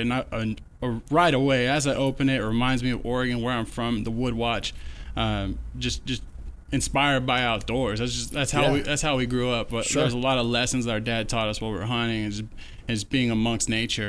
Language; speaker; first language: English; native; English